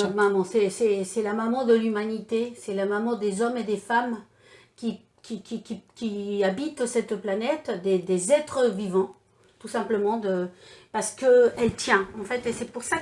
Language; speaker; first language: French; non-native, fluent; Spanish